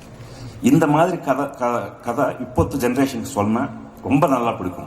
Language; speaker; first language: Tamil; non-native, fluent; Telugu